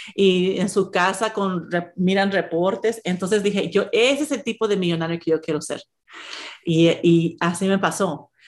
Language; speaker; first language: Spanish; early bilingual, heritage; Spanish